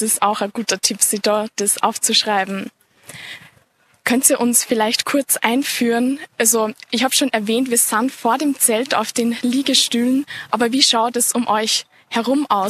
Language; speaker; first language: German; native; German